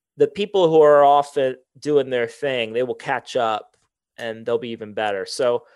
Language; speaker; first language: English; native; English